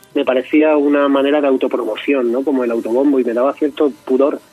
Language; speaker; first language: Spanish; native; Spanish